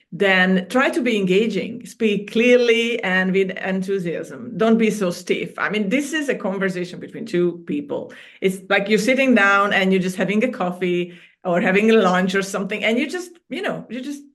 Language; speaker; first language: English; non-native, fluent; Hungarian